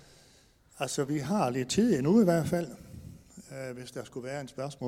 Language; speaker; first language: Danish; native; Danish